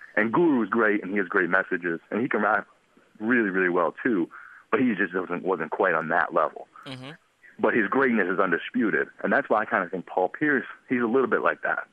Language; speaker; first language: English; native; English